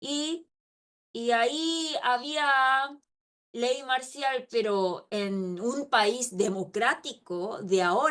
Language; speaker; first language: Spanish; non-native, local second language; Korean